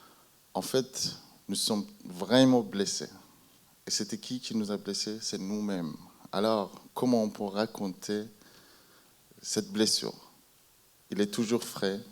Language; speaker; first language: French; non-native, fluent; Persian